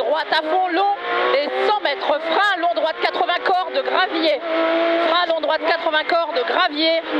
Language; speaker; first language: French; native; French